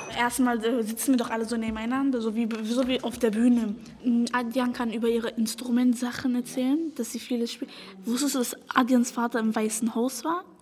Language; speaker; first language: German; early bilingual, other home language; Turkish